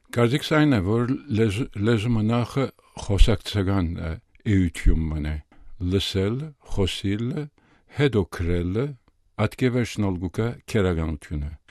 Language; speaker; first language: Armenian; early bilingual, heritage; Armenian